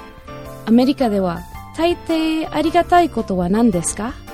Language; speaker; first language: Japanese; non-native, learner; English